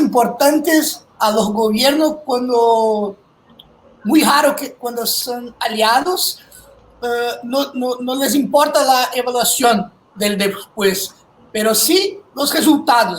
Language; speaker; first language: Spanish; non-native, fluent; Portuguese